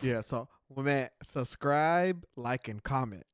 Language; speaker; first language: English; native; English